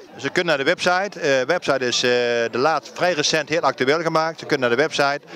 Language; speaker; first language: Dutch; native; Dutch